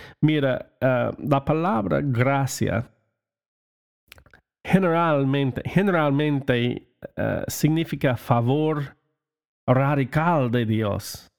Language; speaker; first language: Spanish; non-native, learner; English